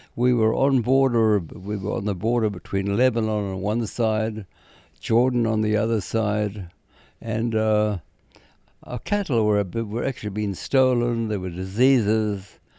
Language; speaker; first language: English; native; English